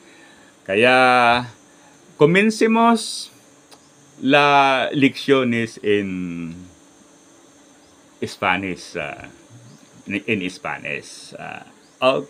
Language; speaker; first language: Spanish; non-native, learner; Filipino